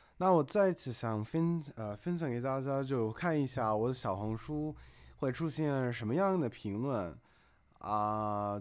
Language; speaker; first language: Chinese; non-native, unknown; English